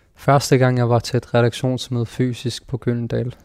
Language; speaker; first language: Danish; early bilingual, other home language; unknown